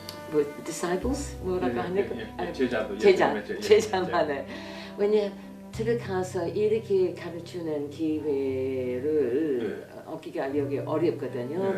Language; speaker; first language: Korean; non-native, fluent; English